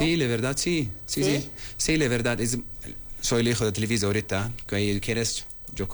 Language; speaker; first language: Spanish; non-native, learner; Arabic